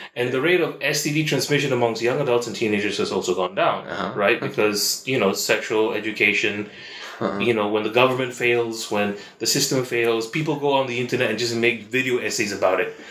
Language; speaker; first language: English; non-native, local second language; Malay